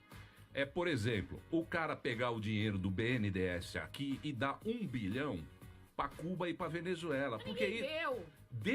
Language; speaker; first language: Portuguese; native; Portuguese